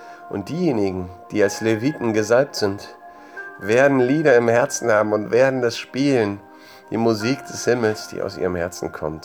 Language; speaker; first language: German; native; German